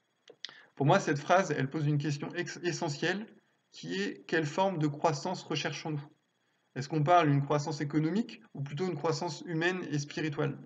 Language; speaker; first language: French; native; French